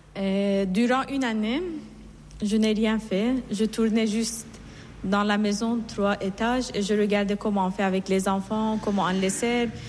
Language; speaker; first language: French; non-native, fluent; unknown